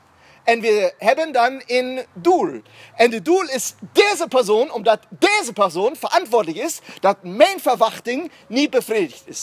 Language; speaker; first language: Dutch; non-native, fluent; German